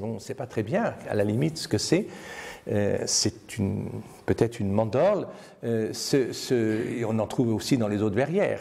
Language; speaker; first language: French; native; French